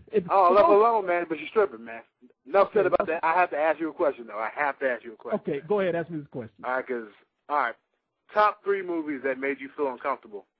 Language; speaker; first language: English; native; English